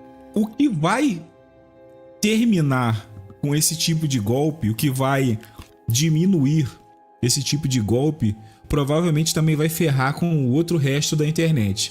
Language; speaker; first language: Portuguese; native; Portuguese